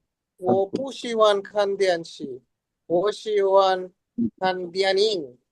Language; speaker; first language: Chinese; non-native, learner; Bangla